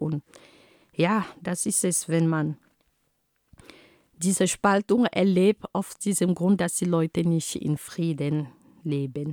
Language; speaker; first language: German; non-native, fluent; Ghomala